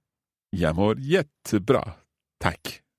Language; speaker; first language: Swedish; non-native, learner; English